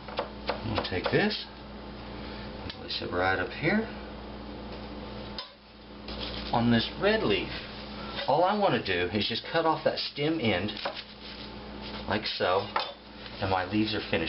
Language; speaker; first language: English; native; English